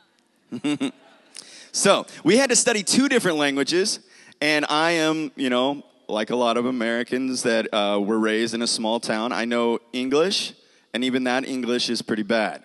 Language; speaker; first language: English; native; English